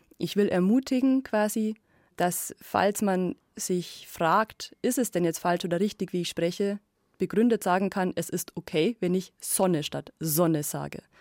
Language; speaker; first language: German; native; German